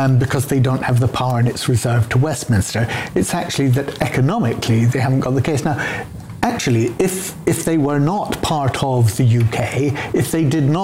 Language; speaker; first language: English; native; English